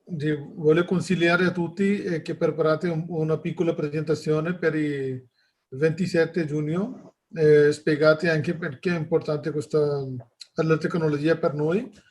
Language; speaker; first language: Italian; non-native, learner; Hindi